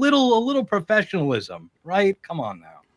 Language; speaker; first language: English; native; English